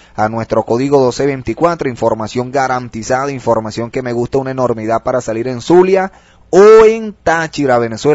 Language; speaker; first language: Spanish; native; Spanish